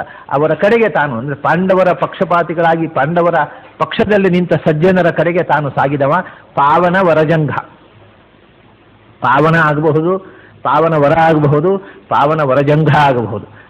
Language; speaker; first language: Kannada; native; Kannada